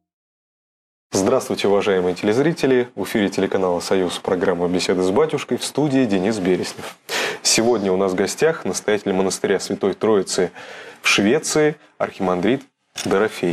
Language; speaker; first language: Russian; native; Russian